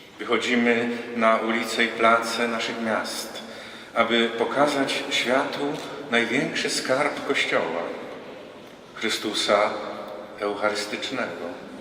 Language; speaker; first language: Polish; native; Polish